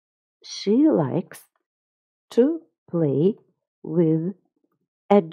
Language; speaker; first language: English; non-native, fluent; Russian